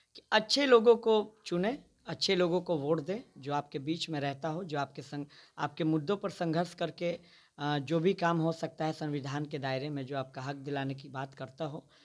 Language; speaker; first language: Hindi; native; Hindi